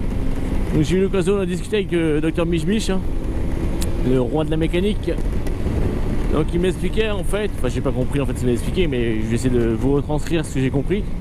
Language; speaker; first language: French; native; French